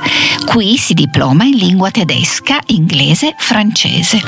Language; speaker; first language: Italian; native; Italian